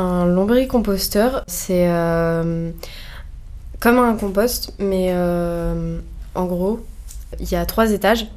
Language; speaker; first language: French; native; French